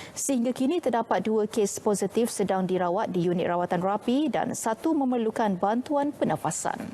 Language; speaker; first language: Malay; native; Malay